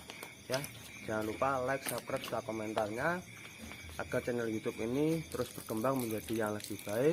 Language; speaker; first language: Indonesian; native; Indonesian